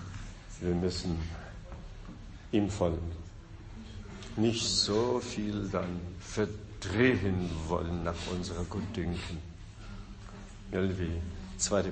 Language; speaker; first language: German; non-native, fluent; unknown